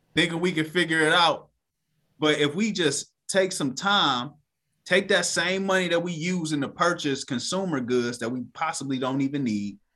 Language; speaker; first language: English; native; English